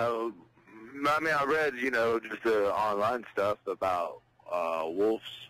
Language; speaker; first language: English; native; English